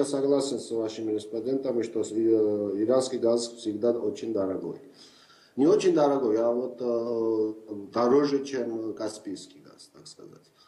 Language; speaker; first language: Russian; non-native, fluent; Georgian